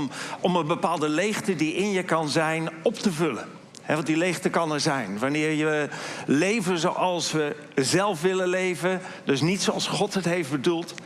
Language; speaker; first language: Dutch; native; Dutch